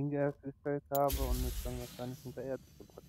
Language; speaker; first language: German; native; German